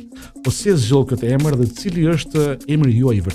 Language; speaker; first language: Albanian; native; Albanian